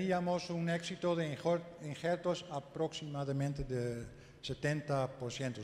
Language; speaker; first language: Spanish; non-native, learner; Dutch